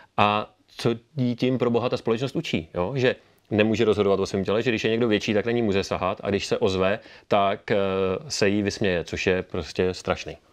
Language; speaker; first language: Czech; native; Czech